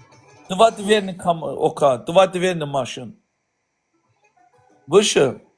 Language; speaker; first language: Russian; non-native, learner; Azerbaijani